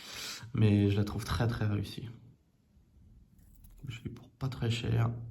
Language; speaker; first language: French; native; French